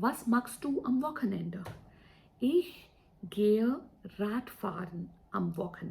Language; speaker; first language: German; non-native, fluent; Hindi